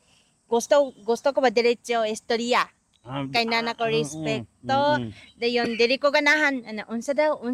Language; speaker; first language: Cebuano; non-native, learner; Japanese